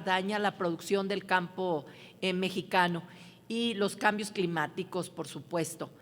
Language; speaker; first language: Spanish; native; Spanish